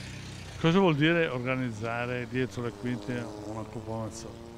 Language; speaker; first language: Italian; native; Italian